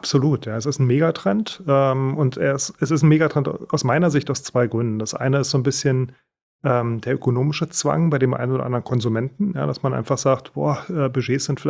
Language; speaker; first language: German; native; German